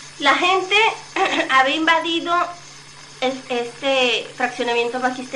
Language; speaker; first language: Spanish; native; Spanish